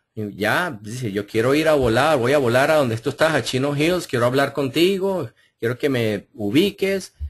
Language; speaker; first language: Spanish; early bilingual, heritage; Spanish